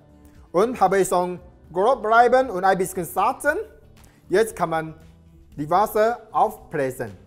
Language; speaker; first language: German; non-native, learner; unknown